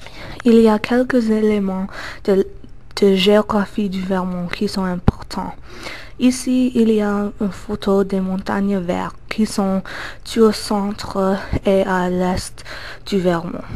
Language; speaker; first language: French; non-native, learner; English